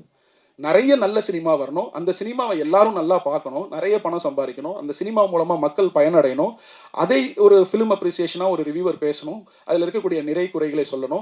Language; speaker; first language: Tamil; native; Tamil